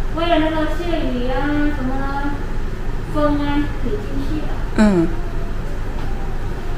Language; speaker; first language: Chinese; non-native, learner; Thai